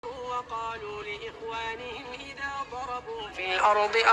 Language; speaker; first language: Arabic; native; Arabic